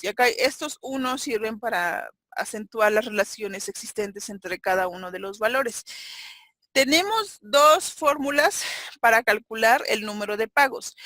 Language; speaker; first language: Spanish; native; Spanish